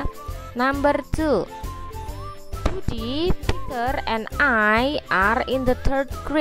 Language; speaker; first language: English; non-native, fluent; Indonesian